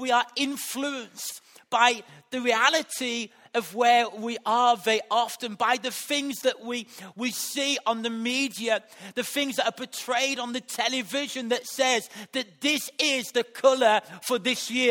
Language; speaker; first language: English; native; English